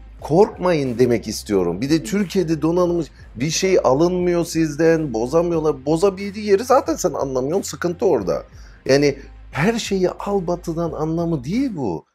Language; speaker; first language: Turkish; early bilingual, heritage; Turkish